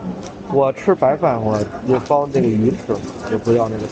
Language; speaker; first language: Chinese; native; Chinese